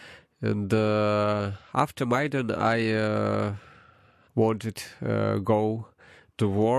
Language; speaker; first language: English; non-native, learner; Ukrainian